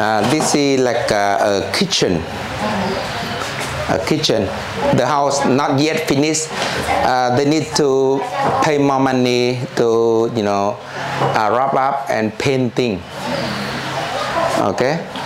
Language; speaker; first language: English; non-native, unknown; Vietnamese